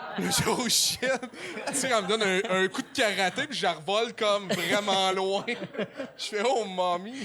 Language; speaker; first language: French; native; French